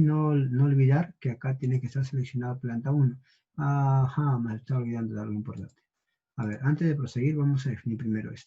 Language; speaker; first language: Spanish; native; Spanish